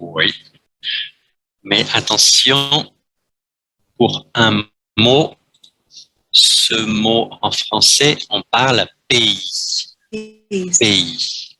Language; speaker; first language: French; non-native, fluent; Vietnamese